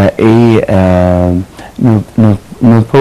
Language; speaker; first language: French; non-native, learner; Arabic